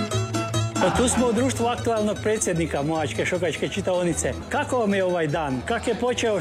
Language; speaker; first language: Croatian; early bilingual, heritage; Croatian